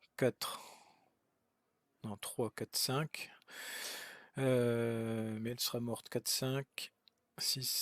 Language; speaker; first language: French; native; French